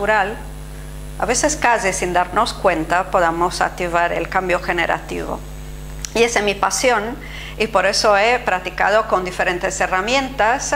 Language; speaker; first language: Spanish; non-native, fluent; Italian